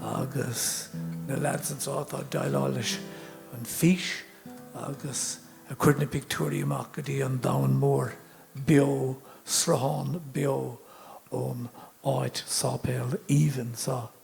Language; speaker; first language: Irish; non-native, local second language; English